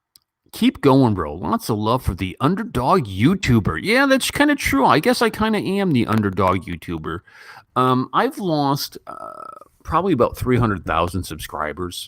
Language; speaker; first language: English; native; English